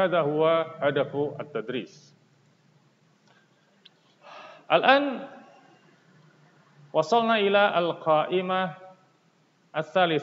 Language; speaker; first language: Arabic; non-native, fluent; Indonesian